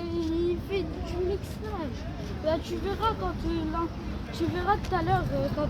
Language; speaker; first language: French; native; French